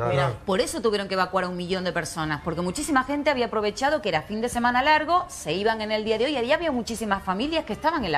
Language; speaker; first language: Spanish; native; Spanish